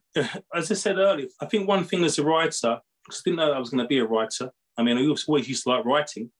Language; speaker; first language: English; native; English